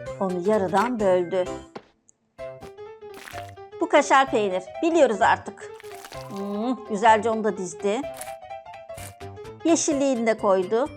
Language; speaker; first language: Turkish; native; Turkish